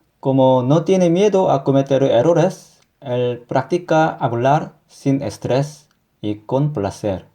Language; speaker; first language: Spanish; non-native, fluent; Korean